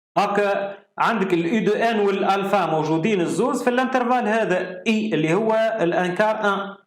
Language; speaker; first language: Arabic; native; Arabic